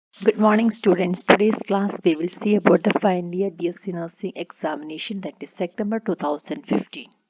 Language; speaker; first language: English; non-native, local second language; Malayalam